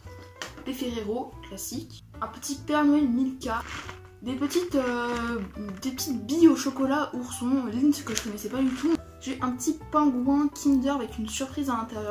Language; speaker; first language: French; native; French